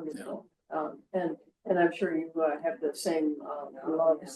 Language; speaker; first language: English; native; English